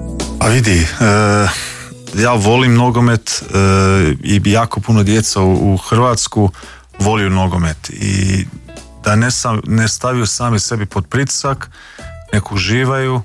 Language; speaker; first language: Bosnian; early bilingual, heritage; Croatian